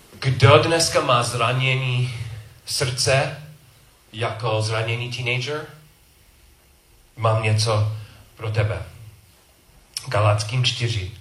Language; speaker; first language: Czech; non-native, learner; English